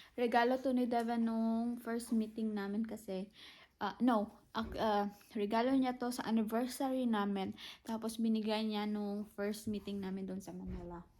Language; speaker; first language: Filipino; native; Filipino